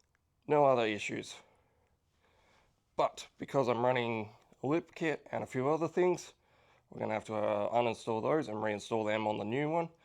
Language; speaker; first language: English; native; English